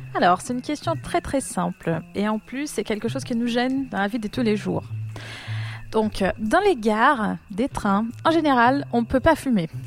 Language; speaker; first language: French; non-native, fluent; Portuguese